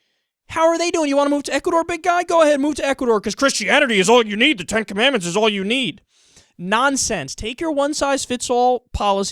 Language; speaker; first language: English; native; English